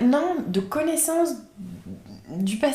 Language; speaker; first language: French; native; French